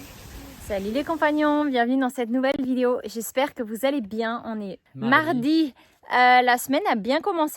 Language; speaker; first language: French; native; French